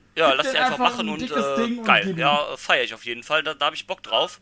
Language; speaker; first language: German; native; German